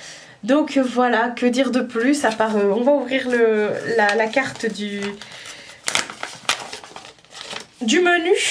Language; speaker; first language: French; native; French